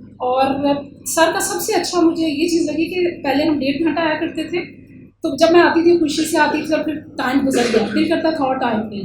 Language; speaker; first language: Urdu; early bilingual, heritage; Urdu